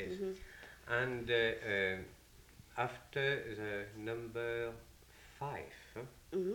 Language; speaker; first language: English; non-native, learner; French